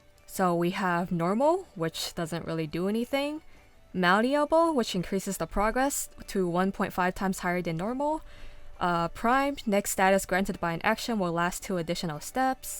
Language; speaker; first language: English; native; English